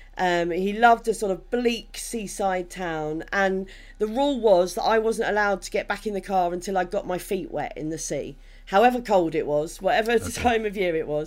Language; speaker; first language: English; native; English